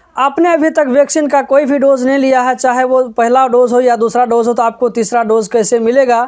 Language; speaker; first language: Hindi; native; Hindi